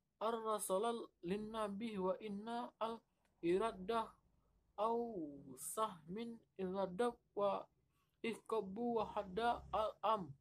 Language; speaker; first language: Arabic; non-native, learner; Indonesian